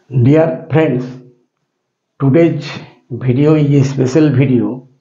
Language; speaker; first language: English; non-native, local second language; Bangla